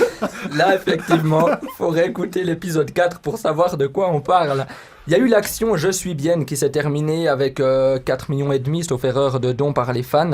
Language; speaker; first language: French; native; French